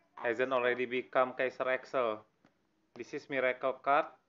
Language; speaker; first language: English; non-native, learner; Indonesian